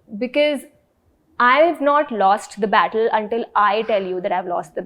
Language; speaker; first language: English; non-native, local second language; Hindi